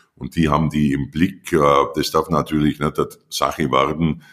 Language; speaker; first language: German; native; German